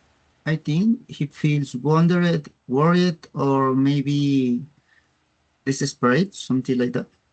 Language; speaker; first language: English; non-native, learner; Spanish